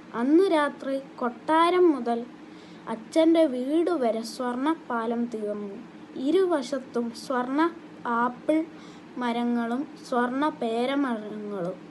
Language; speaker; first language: Malayalam; non-native, learner; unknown